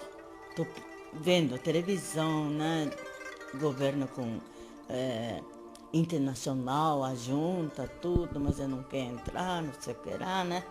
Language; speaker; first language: Portuguese; non-native, learner; Japanese